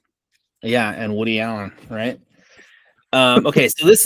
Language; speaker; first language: English; native; English